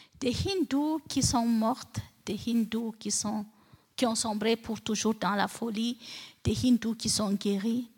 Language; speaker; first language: French; non-native, local second language; Fula